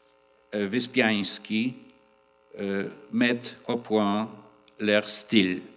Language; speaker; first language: French; non-native, fluent; Polish